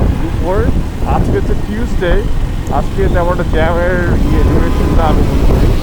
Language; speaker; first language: Bangla; early bilingual, heritage; Bangla